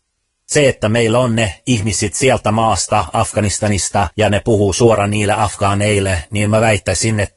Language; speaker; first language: Finnish; early bilingual, other home language; Persian